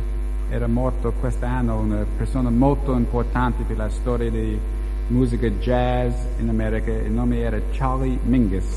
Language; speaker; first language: Italian; non-native, learner; English